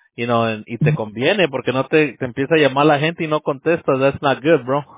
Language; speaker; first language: English; early bilingual, other home language; Spanish